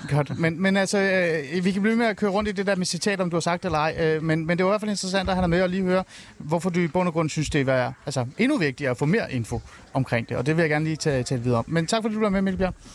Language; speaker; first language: Danish; early bilingual, other home language; Persian